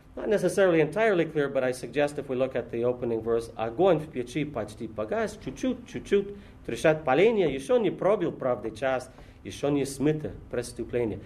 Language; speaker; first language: English; native; English